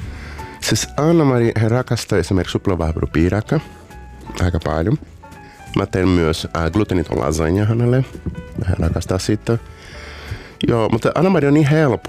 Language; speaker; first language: Finnish; non-native, fluent; Portuguese